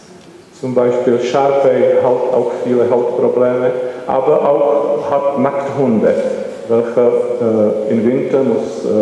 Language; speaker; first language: German; non-native, learner; Czech